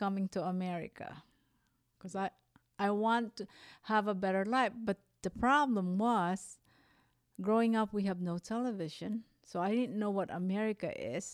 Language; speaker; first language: English; non-native, local second language; Hiligaynon